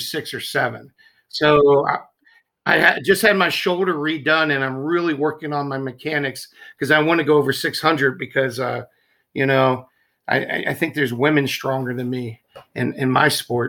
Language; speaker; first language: English; native; English